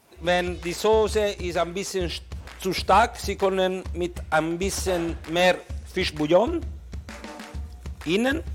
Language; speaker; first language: German; non-native, learner; Italian